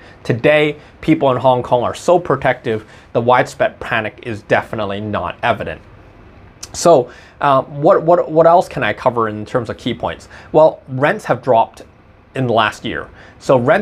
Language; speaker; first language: English; non-native, local second language; Cantonese